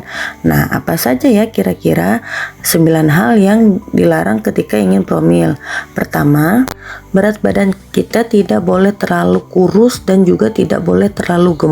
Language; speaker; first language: Indonesian; native; Indonesian